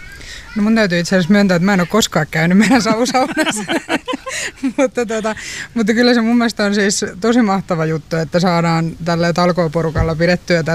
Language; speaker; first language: Finnish; native; Finnish